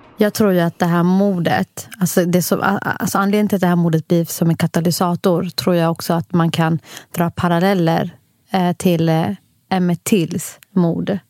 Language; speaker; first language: Swedish; early bilingual, other home language; Somali